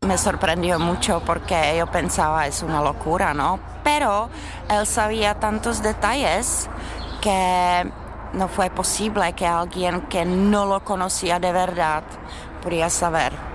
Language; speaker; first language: Spanish; non-native, fluent; Czech